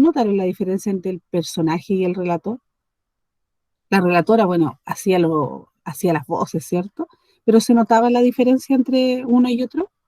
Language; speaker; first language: Spanish; native; Spanish